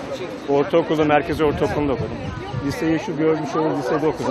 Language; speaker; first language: Turkish; native; Turkish